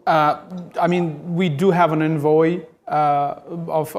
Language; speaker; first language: English; non-native, fluent; Albanian